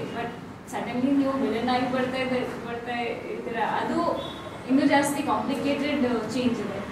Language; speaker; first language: Kannada; non-native, fluent; Hindi